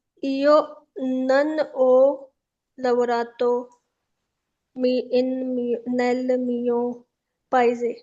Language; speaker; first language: Italian; non-native, learner; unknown